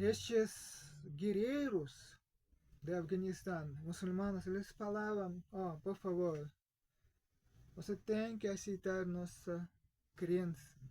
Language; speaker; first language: Portuguese; non-native, fluent; Russian